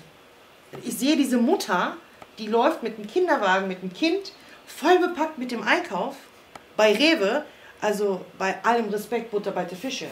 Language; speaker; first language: German; early bilingual, other home language; Croatian